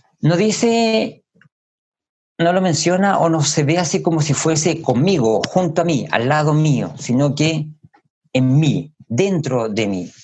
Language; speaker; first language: Spanish; native; Spanish